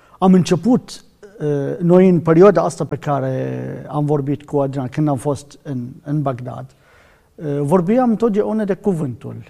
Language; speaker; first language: Romanian; non-native, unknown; Arabic